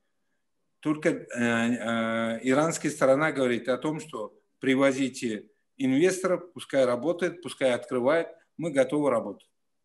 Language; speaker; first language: Russian; non-native, fluent; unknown